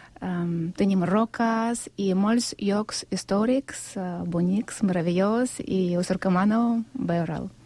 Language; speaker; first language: Catalan; non-native, fluent; Russian